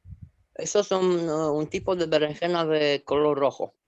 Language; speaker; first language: Spanish; non-native, fluent; Romanian